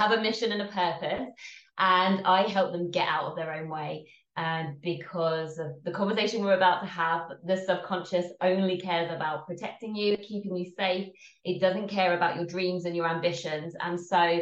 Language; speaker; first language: English; native; English